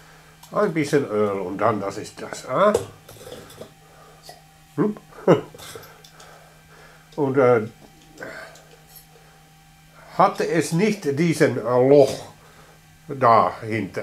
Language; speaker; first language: German; non-native, learner; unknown